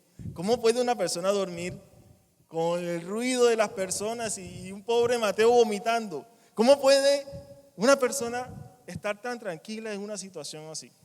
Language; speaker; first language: Spanish; native; Spanish